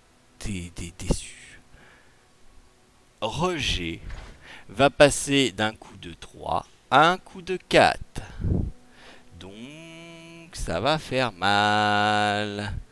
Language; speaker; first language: French; native; French